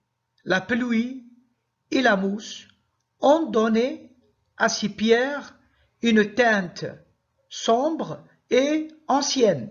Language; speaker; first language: French; non-native, local second language; Arabic